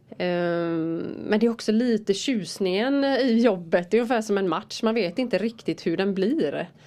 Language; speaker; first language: Swedish; native; Swedish